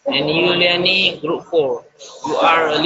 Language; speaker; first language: English; non-native, learner; Indonesian